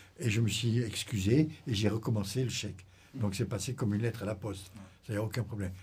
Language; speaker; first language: French; native; French